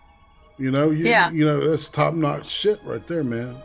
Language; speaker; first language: English; native; English